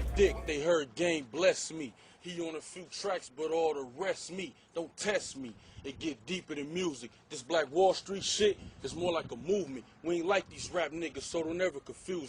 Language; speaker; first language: English; native; English